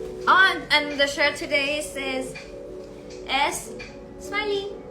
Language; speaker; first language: English; non-native, fluent; Thai